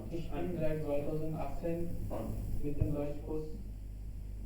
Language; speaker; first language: German; non-native, learner; Hindi